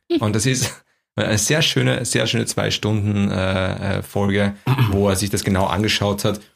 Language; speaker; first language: German; native; German